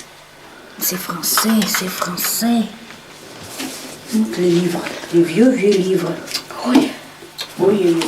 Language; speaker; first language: French; early bilingual, heritage; Russian